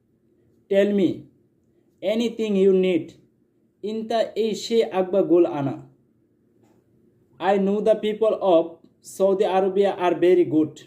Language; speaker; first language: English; non-native, learner; Bangla